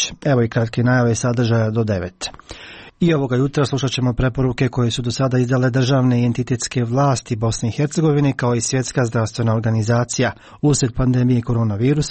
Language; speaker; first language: Serbian; native; Serbian